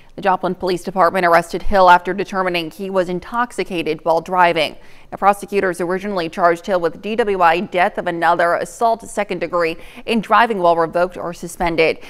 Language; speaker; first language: English; native; English